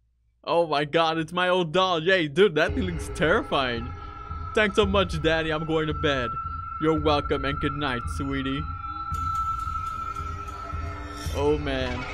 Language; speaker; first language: English; native; English